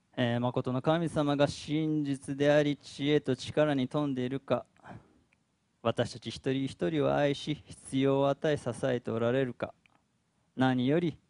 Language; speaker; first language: Japanese; native; Japanese